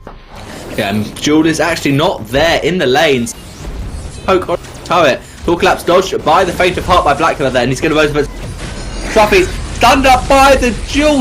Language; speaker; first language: English; native; English